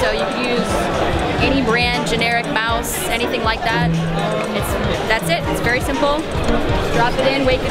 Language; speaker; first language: English; native; English